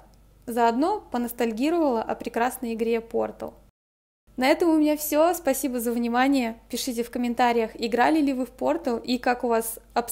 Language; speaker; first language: Russian; native; Russian